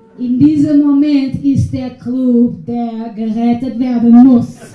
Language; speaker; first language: German; non-native, learner; Portuguese